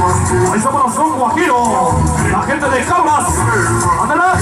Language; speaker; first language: Spanish; native; Spanish